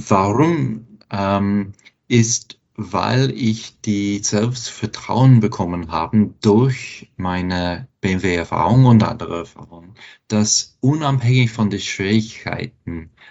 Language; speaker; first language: German; non-native, fluent; English